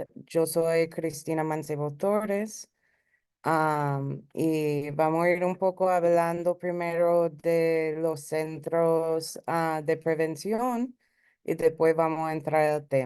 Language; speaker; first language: Spanish; early bilingual, heritage; Spanish